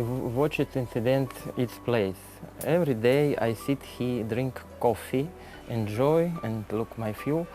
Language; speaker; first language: English; non-native, learner; Russian